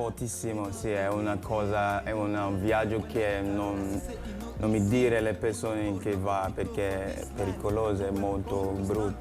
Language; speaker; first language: Italian; non-native, learner; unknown